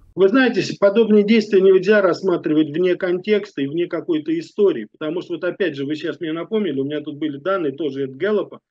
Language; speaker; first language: Russian; native; Russian